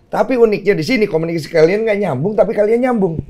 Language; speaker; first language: Indonesian; native; Indonesian